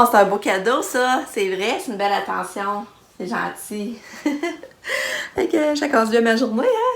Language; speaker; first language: French; native; French